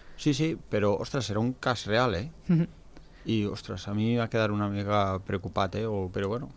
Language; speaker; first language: Catalan; non-native, local second language; Spanish